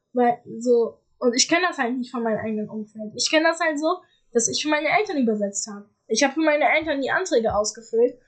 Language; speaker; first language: German; early bilingual, other home language; Arabic